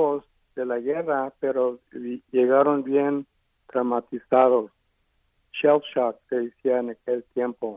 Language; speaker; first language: Spanish; early bilingual, heritage; Spanish